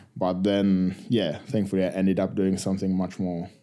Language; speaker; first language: English; non-native, fluent; Spanish